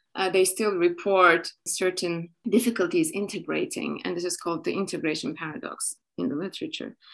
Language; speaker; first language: English; non-native, fluent; Turkish